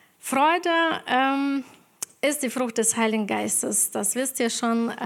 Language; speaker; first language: German; non-native, fluent; Ukrainian